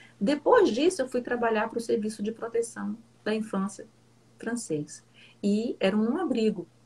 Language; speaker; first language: Portuguese; native; Portuguese